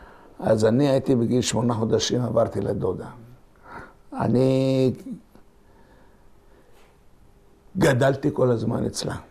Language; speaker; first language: Hebrew; non-native, local second language; Ladino